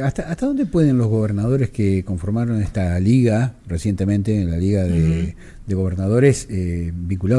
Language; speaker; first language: Spanish; native; Spanish